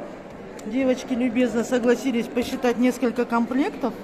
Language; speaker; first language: Russian; non-native, local second language; Kazakh